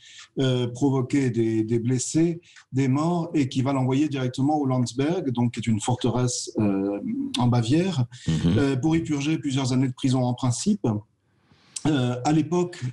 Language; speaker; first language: French; native; French